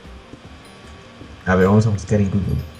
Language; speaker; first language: Spanish; native; Spanish